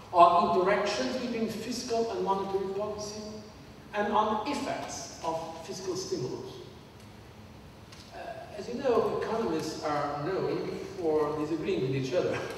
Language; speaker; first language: English; non-native, fluent; Portuguese